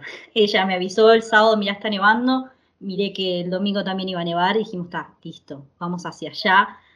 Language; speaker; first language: Spanish; native; Spanish